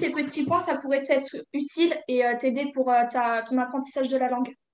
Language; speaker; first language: French; native; French